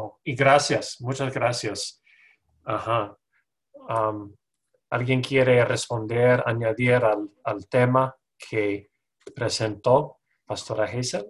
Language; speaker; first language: Spanish; non-native, fluent; English